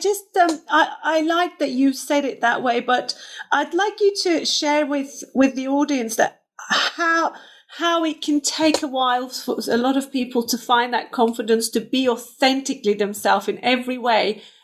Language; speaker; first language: English; non-native, fluent; Turkish